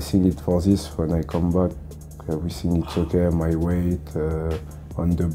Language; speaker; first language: English; non-native, learner; French